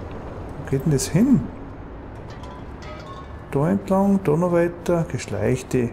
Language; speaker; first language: German; native; German